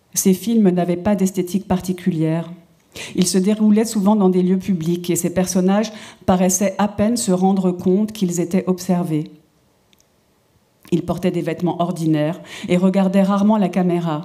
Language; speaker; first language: French; native; French